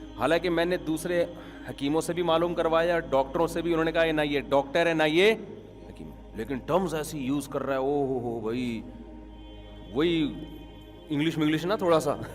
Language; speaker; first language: Urdu; native; Urdu